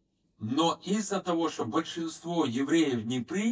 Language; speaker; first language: Polish; non-native, learner; Russian